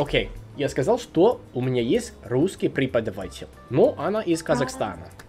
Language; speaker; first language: Russian; non-native, learner; English